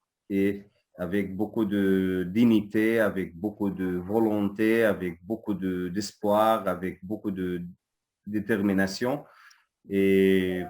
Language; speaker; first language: French; non-native, fluent; Arabic